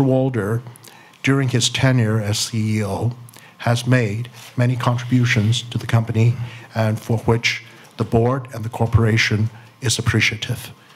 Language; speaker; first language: English; non-native, local second language; Cantonese